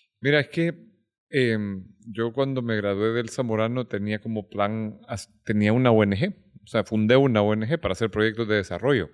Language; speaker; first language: Spanish; native; Spanish